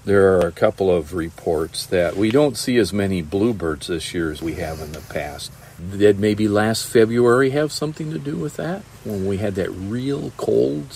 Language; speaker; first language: English; native; English